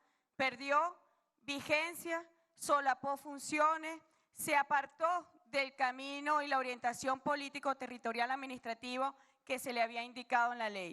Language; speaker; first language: Spanish; native; Spanish